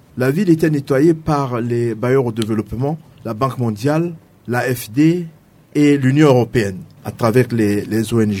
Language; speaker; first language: French; non-native, local second language; Sango